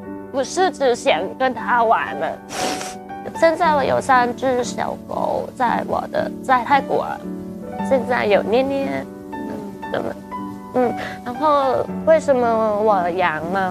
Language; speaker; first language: Chinese; non-native, fluent; Thai